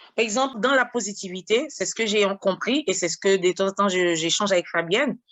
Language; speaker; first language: French; non-native, local second language; Haitian Creole